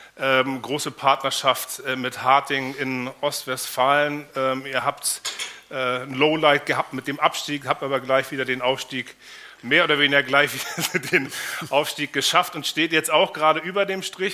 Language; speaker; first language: German; native; German